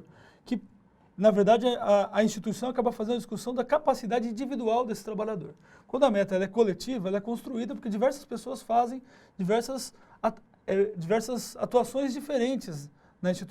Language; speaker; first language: Portuguese; native; Portuguese